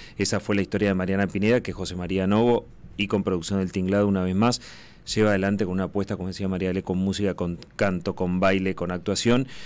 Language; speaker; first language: Spanish; native; Spanish